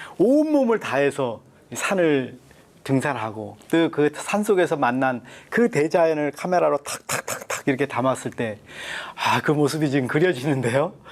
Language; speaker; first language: Korean; native; Korean